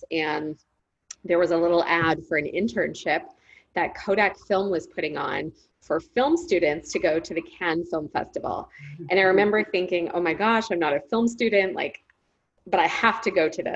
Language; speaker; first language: English; native; English